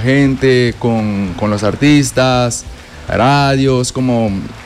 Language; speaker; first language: Spanish; non-native, fluent; Papiamento